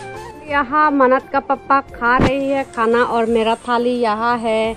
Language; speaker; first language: Hindi; non-native, local second language; Chakma